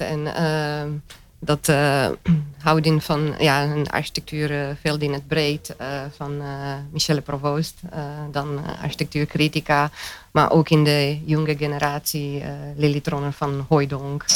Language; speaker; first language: Dutch; non-native, fluent; Romanian